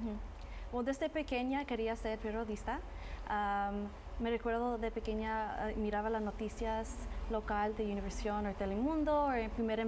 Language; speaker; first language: Spanish; early bilingual, heritage; Spanish